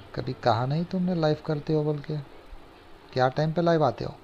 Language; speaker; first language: Hindi; non-native, local second language; Urdu